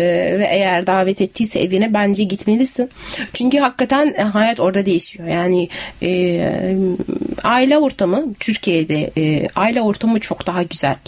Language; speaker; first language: Turkish; native; Turkish